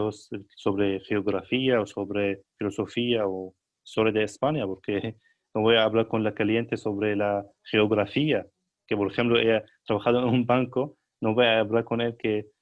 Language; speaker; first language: Spanish; non-native, learner; Arabic